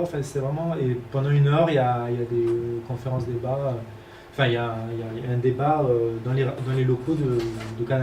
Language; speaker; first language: French; native; French